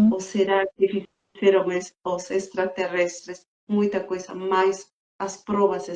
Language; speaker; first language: Portuguese; non-native, fluent; Spanish